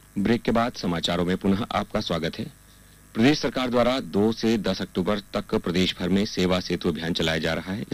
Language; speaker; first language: Hindi; native; Hindi